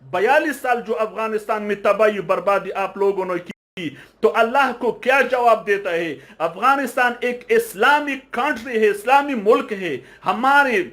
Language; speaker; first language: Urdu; non-native, fluent; Pashto